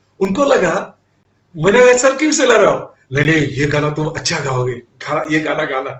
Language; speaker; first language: Hindi; non-native, local second language; Assamese